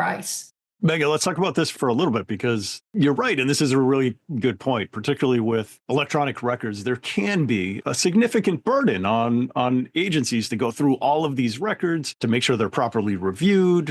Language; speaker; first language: English; native; English